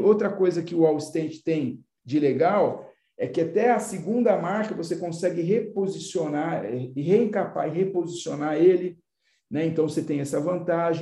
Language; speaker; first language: Portuguese; native; Portuguese